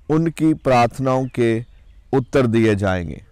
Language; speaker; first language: Hindi; non-native, local second language; Punjabi